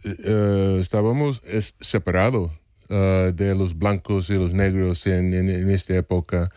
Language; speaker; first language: Spanish; non-native, fluent; English